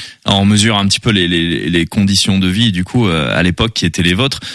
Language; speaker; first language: French; native; French